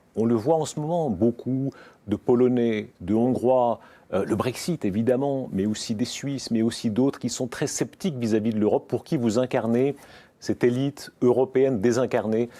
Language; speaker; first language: French; native; French